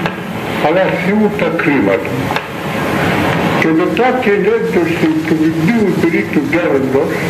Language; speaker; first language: Greek; non-native, fluent; Russian